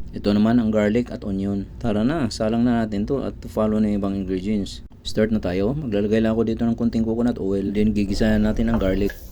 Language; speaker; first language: Filipino; native; Filipino